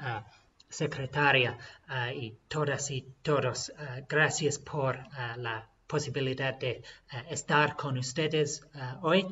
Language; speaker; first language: Spanish; non-native, fluent; English